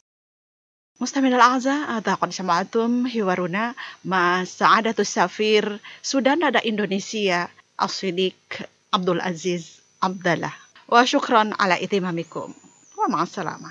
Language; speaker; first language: Arabic; non-native, fluent; Indonesian